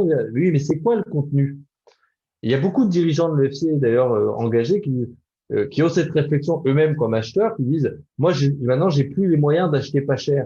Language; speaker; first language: French; native; French